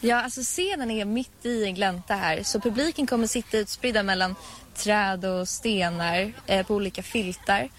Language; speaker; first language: Swedish; native; Swedish